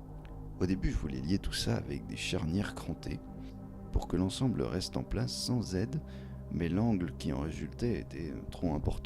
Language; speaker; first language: French; native; French